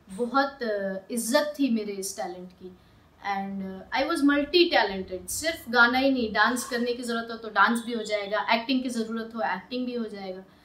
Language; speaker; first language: Hindi; native; Hindi